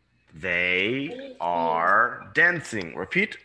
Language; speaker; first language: English; non-native, fluent; Spanish